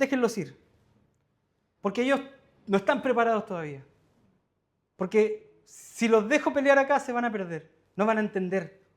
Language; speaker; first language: Spanish; native; Spanish